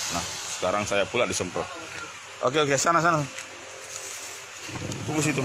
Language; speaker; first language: Indonesian; native; Indonesian